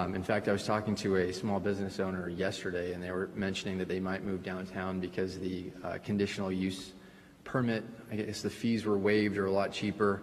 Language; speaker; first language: English; early bilingual, other home language; Spanish